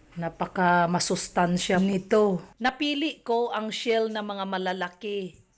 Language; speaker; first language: Filipino; non-native, local second language; Cebuano